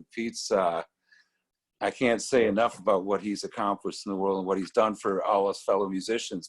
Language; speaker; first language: English; native; English